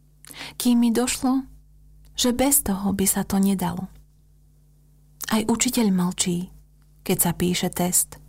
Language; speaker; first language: Slovak; native; Slovak